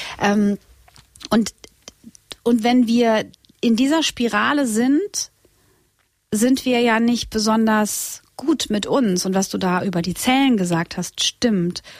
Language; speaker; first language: German; early bilingual, other home language; Croatian